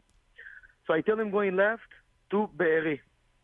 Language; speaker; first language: English; non-native, learner; Hebrew